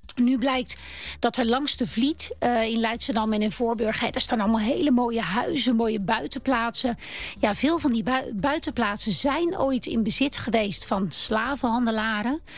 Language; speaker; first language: Dutch; native; Dutch